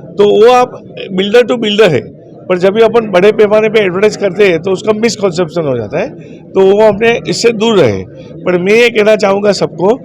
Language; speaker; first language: Hindi; non-native, local second language; Gujarati